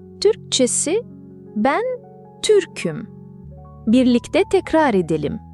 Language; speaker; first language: Turkish; non-native, fluent; Russian